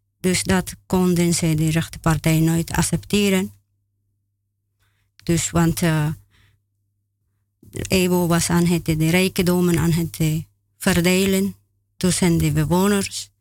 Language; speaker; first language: Dutch; non-native, learner; Spanish